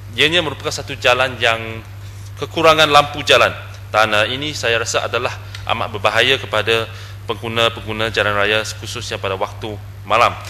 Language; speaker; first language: Malay; non-native, local second language; Chinese